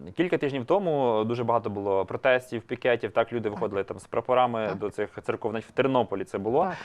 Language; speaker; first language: Ukrainian; native; Ukrainian